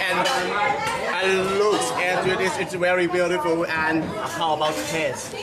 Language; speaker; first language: English; non-native, learner; Thai